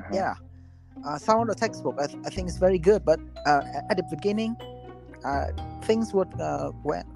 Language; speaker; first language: English; non-native, learner; Vietnamese